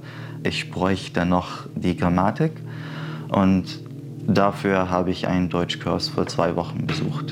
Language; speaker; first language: German; non-native, fluent; Arabic